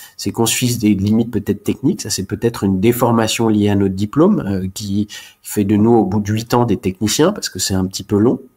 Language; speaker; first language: French; native; French